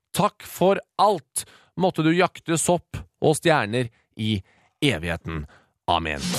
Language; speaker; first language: Norwegian; native; Norwegian